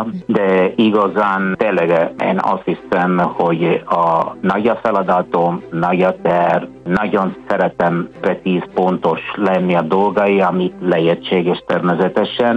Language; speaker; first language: Hungarian; non-native, fluent; Italian